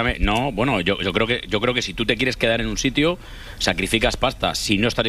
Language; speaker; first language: Spanish; native; Spanish